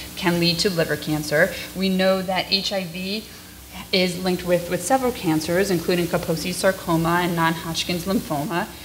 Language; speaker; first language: English; native; English